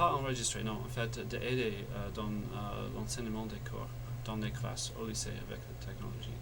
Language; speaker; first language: French; non-native, fluent; English